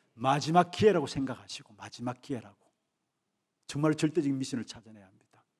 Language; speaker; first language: Korean; native; Korean